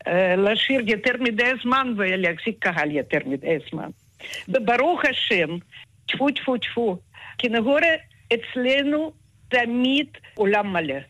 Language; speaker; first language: Hebrew; non-native, fluent; Russian